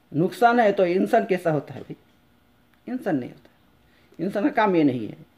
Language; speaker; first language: Hindi; non-native, local second language; Bangla